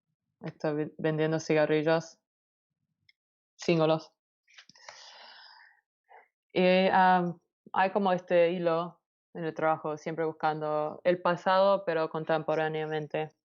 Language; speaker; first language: Spanish; early bilingual, heritage; Spanish